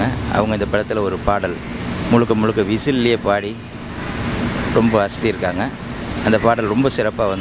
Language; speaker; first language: Tamil; native; Tamil